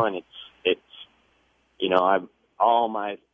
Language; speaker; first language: English; native; English